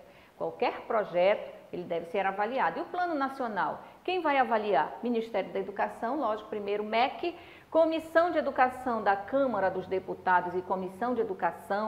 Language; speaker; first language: Portuguese; native; Portuguese